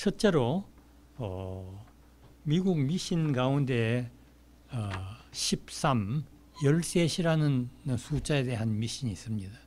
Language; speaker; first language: Korean; native; Korean